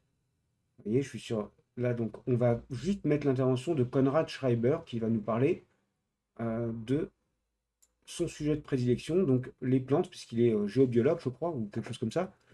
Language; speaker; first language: French; native; French